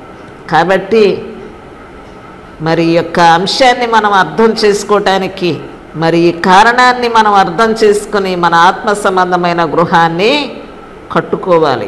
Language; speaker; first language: Telugu; native; Telugu